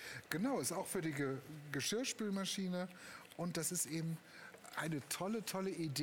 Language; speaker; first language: German; native; German